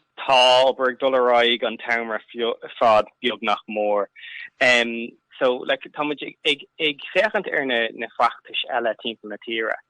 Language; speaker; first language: Irish; non-native, local second language; English